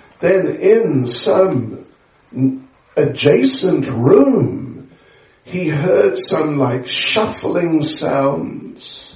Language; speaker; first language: English; native; English